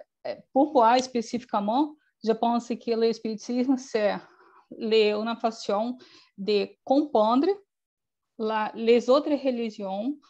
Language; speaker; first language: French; non-native, learner; Portuguese